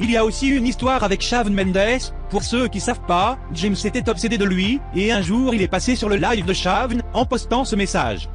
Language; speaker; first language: French; native; French